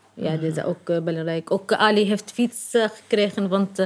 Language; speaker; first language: Dutch; non-native, fluent; Arabic